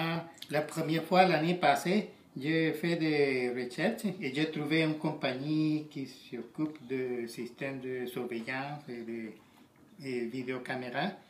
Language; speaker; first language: French; non-native, learner; Spanish